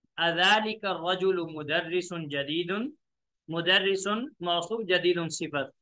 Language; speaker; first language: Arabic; non-native, fluent; Urdu